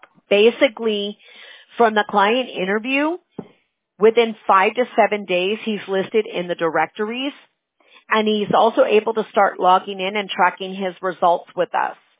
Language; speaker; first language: English; early bilingual, other home language; Spanish